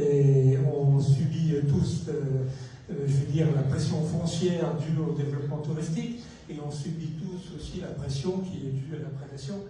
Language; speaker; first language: French; native; French